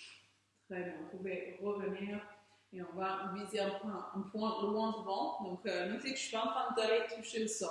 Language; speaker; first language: French; native; French